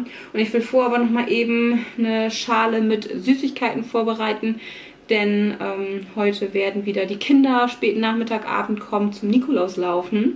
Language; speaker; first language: German; native; German